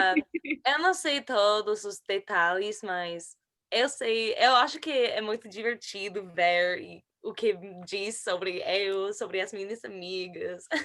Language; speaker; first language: Portuguese; non-native, learner; English